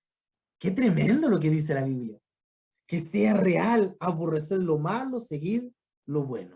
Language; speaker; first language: Spanish; native; Spanish